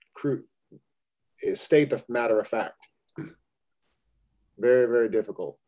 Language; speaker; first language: English; native; English